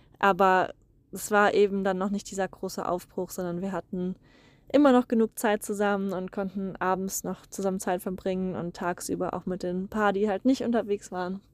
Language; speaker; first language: German; native; German